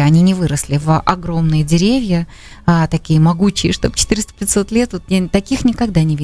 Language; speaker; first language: Russian; native; Russian